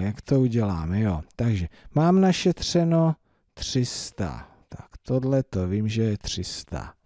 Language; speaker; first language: Czech; native; Czech